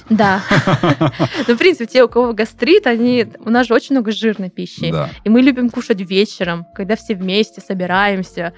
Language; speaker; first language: Russian; non-native, local second language; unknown